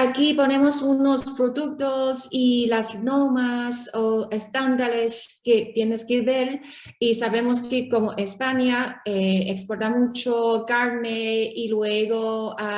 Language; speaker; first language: Spanish; non-native, learner; Chinese